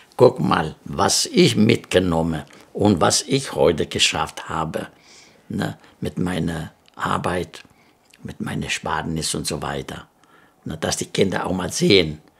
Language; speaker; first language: German; non-native, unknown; Greek